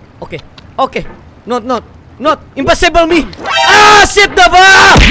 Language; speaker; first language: English; non-native, learner; Indonesian